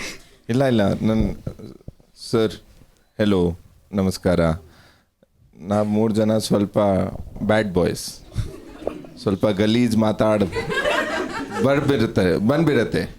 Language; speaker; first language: Kannada; non-native, local second language; Punjabi